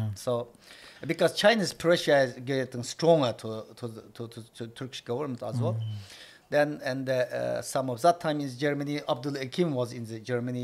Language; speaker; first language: English; non-native, learner; Chinese